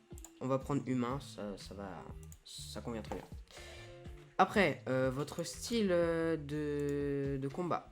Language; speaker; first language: French; native; French